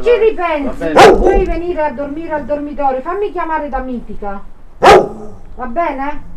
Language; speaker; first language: Italian; native; Italian